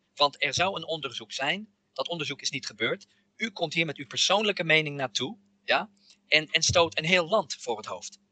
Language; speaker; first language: Dutch; non-native, fluent; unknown